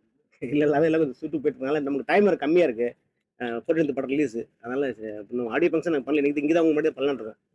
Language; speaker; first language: Tamil; native; Tamil